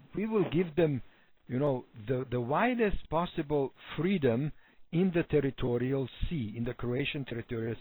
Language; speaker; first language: English; non-native, fluent; Slovenian